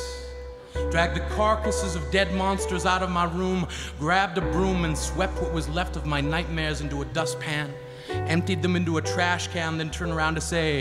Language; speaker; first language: English; native; English